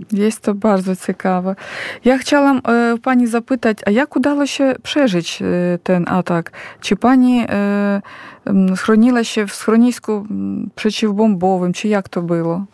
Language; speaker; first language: Polish; non-native, fluent; Ukrainian